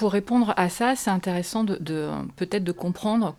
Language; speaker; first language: French; native; French